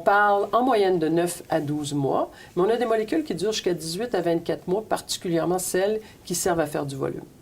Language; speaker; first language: French; native; French